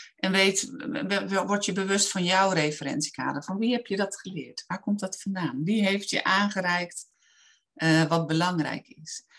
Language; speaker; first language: Dutch; native; Dutch